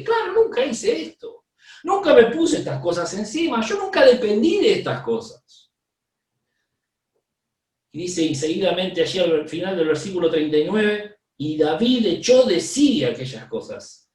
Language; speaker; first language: Spanish; native; Spanish